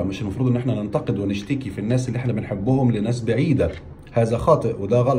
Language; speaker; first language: Arabic; native; Arabic